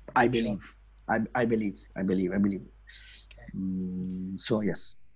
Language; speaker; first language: English; non-native, fluent; Italian